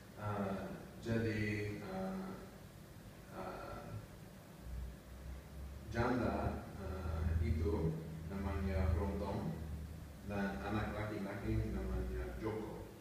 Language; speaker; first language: Indonesian; non-native, learner; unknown